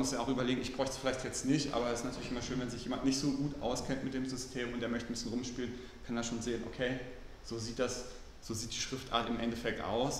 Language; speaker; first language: German; native; German